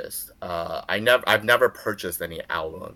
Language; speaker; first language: English; early bilingual, other home language; Chinese